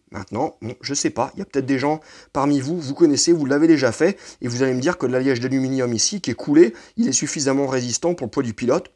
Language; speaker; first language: French; native; French